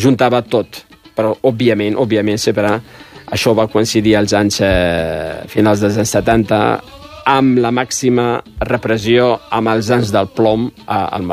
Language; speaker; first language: Catalan; early bilingual, other home language; Riffian